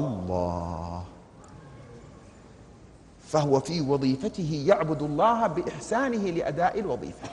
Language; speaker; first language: Arabic; native; Arabic